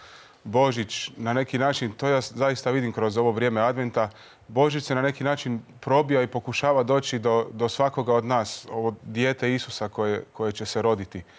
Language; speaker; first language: Croatian; native; Croatian